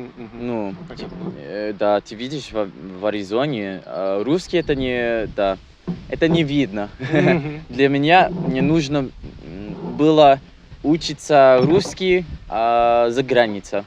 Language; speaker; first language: Russian; non-native, learner; English